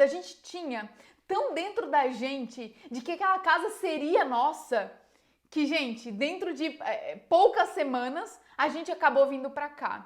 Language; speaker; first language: Portuguese; native; Portuguese